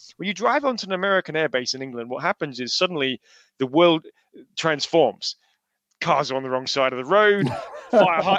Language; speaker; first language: English; native; English